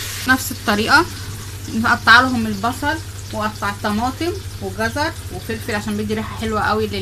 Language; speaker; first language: Arabic; native; Arabic